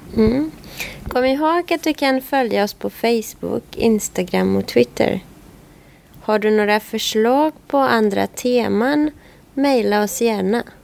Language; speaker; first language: Swedish; non-native, fluent; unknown